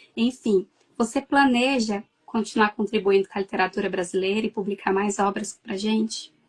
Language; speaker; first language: Portuguese; native; Portuguese